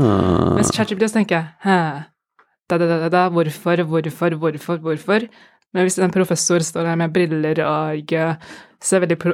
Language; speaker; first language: Norwegian; non-native, fluent; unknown